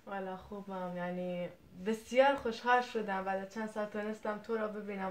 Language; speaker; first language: Persian; non-native, fluent; Kurdish